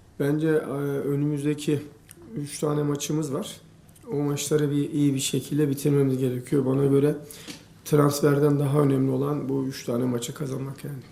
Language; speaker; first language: Turkish; native; Turkish